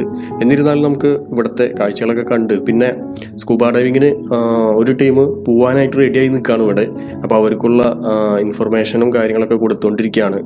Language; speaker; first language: Malayalam; native; Malayalam